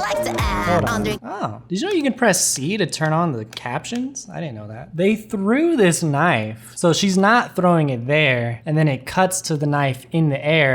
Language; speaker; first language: English; native; English